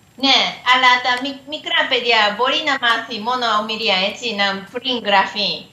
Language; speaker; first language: Greek; non-native, learner; Japanese